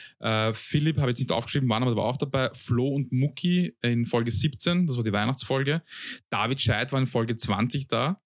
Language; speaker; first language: German; early bilingual, other home language; Bosnian